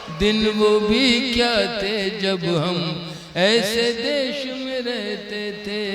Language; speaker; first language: Hindi; native; Hindi